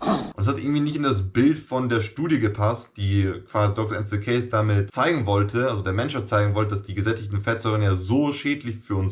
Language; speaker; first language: German; native; German